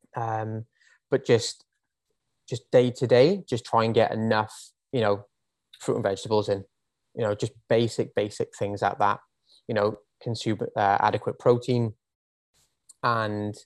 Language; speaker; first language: English; native; English